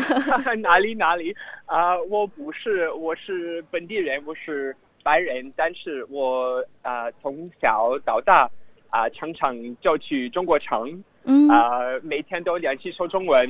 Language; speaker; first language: Chinese; non-native, fluent; English